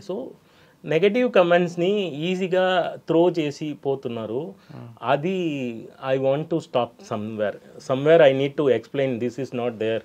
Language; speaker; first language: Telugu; non-native, local second language; Tamil